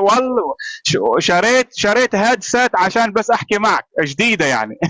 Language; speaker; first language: Arabic; native; Arabic